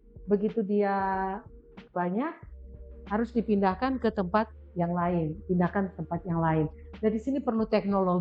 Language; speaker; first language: Indonesian; native; Indonesian